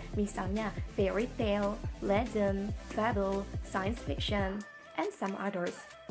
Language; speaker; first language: English; non-native, fluent; Indonesian